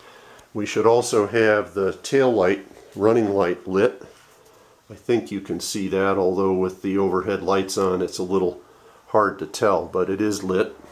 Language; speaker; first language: English; native; English